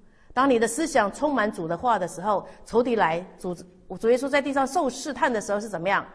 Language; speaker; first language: Chinese; native; Chinese